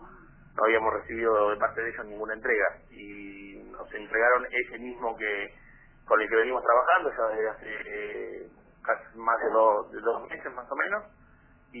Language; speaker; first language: Spanish; native; Spanish